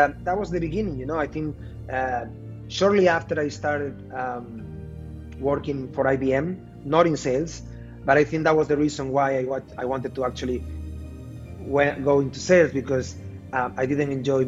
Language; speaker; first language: English; non-native, fluent; Spanish